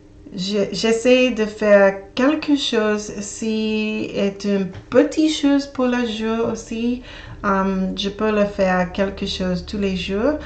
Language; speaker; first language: French; non-native, learner; English